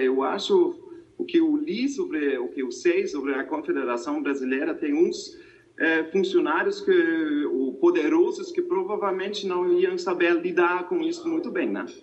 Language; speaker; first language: Portuguese; non-native, fluent; German